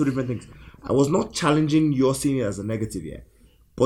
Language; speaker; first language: English; non-native, local second language; Igbo